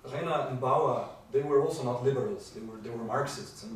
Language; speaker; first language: English; non-native, fluent; Slovenian